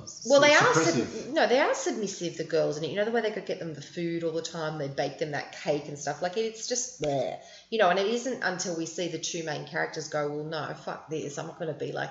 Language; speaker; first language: English; native; English